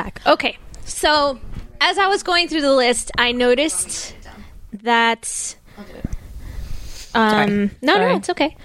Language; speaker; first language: English; native; English